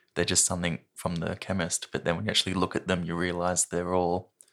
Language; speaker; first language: English; native; English